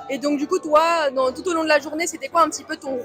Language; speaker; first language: French; native; French